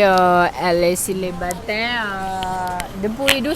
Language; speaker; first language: French; non-native, learner; Thai